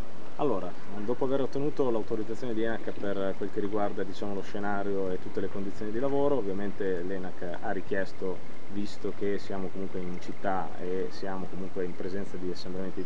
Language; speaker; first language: Italian; native; Italian